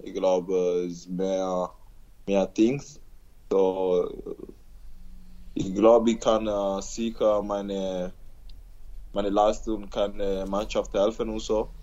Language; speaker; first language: German; non-native, learner; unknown